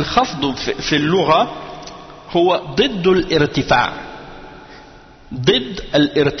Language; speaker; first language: Arabic; non-native, fluent; French